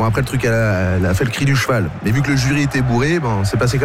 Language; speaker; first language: French; native; French